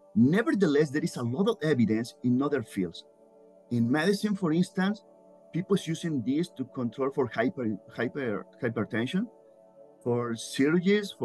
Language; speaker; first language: English; non-native, fluent; Spanish